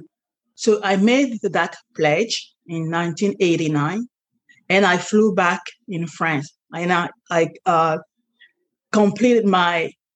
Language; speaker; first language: English; non-native, local second language; French